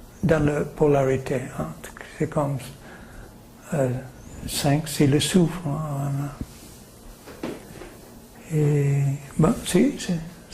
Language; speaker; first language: French; non-native, fluent; English